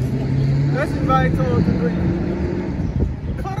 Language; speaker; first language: English; non-native, learner; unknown